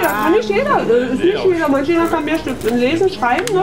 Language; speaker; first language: German; native; German